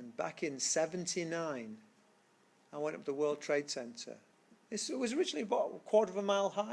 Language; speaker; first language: English; native; English